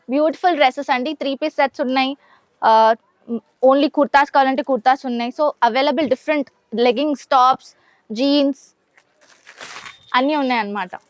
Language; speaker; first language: Telugu; native; Telugu